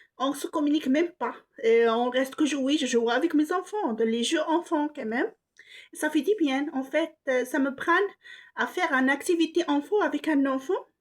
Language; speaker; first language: French; non-native, local second language; Arabic